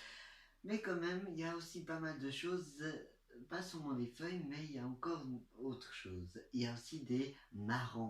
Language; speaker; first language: French; non-native, learner; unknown